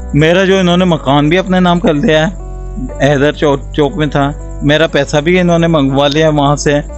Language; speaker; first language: Urdu; non-native, local second language; Punjabi